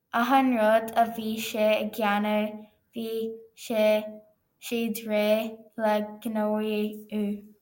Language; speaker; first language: Irish; native; Irish